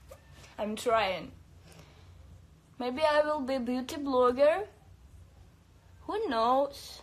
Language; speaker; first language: English; non-native, learner; Russian